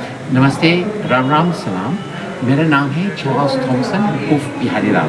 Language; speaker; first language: Hindi; non-native, fluent; English